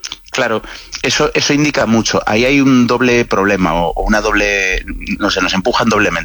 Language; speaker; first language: Spanish; native; Spanish